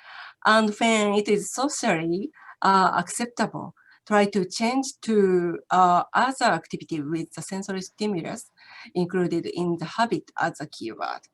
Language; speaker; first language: English; non-native, learner; Japanese